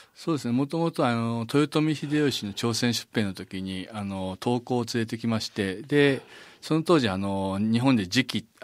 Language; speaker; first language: Japanese; native; Japanese